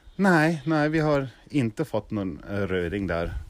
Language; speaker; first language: Swedish; non-native, fluent; German